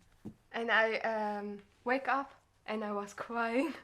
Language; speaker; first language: English; non-native, learner; German